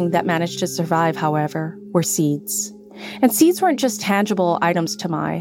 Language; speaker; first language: English; native; English